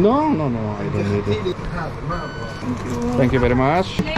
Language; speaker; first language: English; non-native, learner; Korean